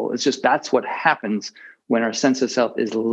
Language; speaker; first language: English; native; English